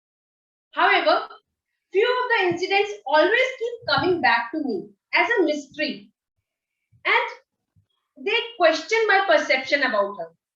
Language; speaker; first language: English; non-native, local second language; Hindi